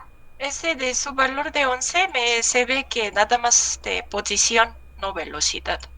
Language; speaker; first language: Spanish; non-native, learner; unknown